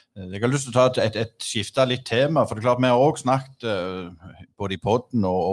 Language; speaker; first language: Norwegian; native; Norwegian